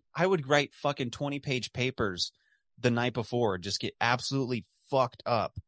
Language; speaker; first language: English; native; English